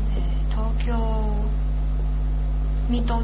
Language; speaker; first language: Japanese; non-native, learner; Chinese